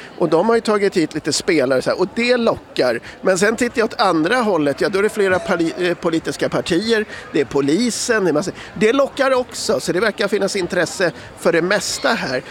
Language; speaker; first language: Swedish; native; Swedish